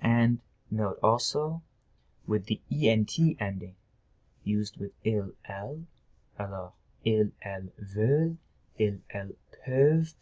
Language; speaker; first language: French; non-native, local second language; English